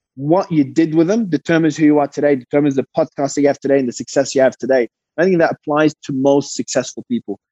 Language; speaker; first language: English; early bilingual, other home language; Arabic